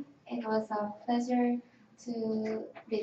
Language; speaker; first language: English; non-native, learner; Korean